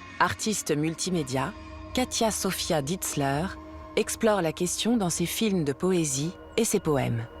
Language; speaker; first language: French; native; French